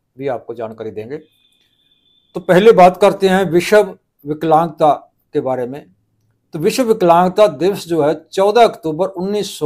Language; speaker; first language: Hindi; non-native, local second language; Punjabi